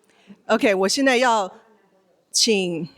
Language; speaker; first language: Chinese; early bilingual, heritage; Chinese